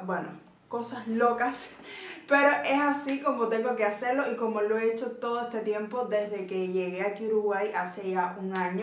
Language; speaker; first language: Spanish; native; Spanish